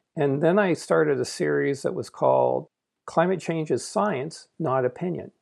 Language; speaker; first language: English; native; English